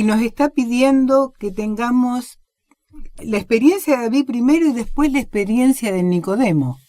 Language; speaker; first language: Spanish; native; Spanish